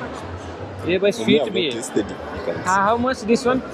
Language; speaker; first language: English; non-native, learner; Hindi